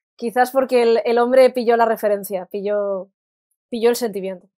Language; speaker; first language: Spanish; native; Spanish